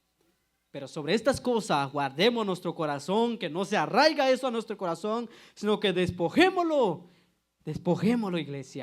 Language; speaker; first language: Spanish; native; Spanish